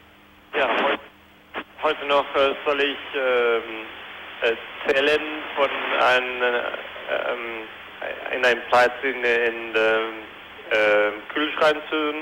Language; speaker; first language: German; non-native, fluent; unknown